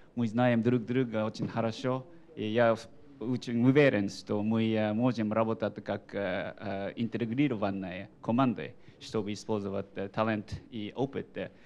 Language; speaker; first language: Russian; non-native, learner; Japanese